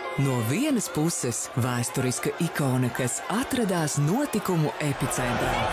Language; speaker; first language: Latvian; native; Latvian